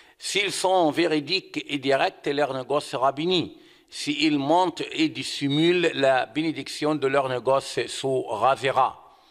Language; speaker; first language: French; non-native, fluent; Arabic